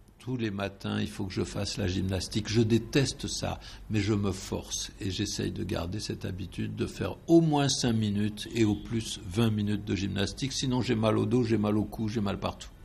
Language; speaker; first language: French; native; French